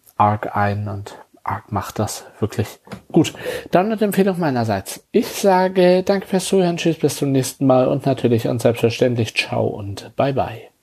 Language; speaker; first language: German; native; German